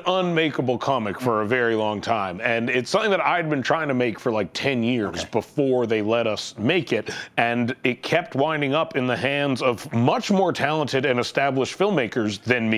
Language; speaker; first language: English; native; English